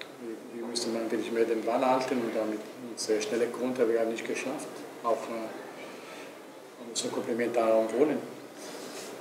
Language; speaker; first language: German; non-native, local second language; Italian